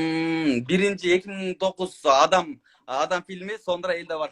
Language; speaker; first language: Turkish; non-native, learner; Kyrgyz